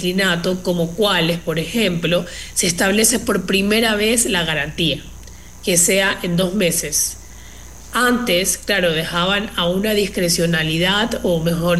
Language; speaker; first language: Spanish; native; Spanish